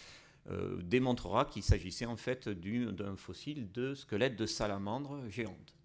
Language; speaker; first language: French; native; French